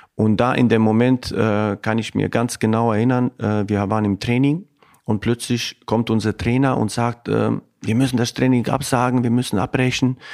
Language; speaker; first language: German; non-native, fluent; Albanian